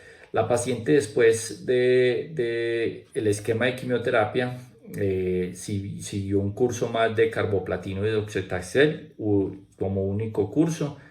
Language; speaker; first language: Spanish; native; Spanish